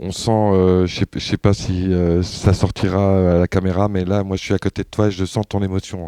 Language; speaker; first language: French; native; French